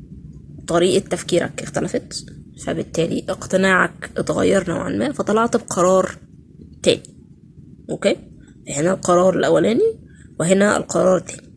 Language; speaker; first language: Arabic; native; Arabic